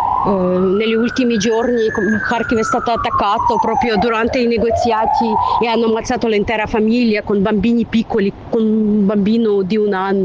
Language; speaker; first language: Italian; non-native, fluent; Ukrainian